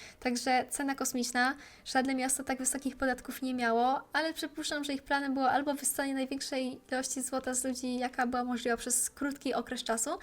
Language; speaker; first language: Polish; native; Polish